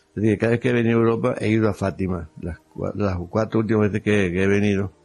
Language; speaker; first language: Spanish; native; Spanish